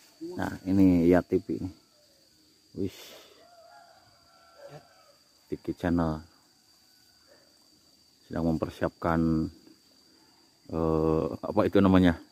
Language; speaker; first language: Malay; non-native, local second language; Sundanese